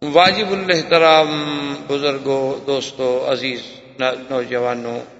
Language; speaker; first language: Urdu; native; Urdu